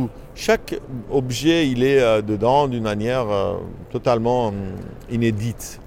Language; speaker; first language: French; non-native, fluent; Persian